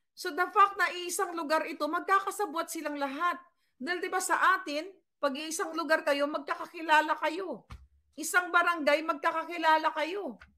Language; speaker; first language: Filipino; non-native, local second language; Cebuano